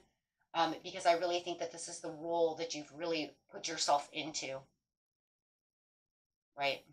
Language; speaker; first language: English; native; English